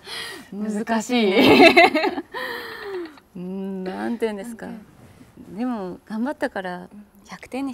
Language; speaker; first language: Japanese; native; Japanese